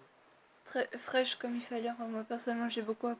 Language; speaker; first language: French; native; French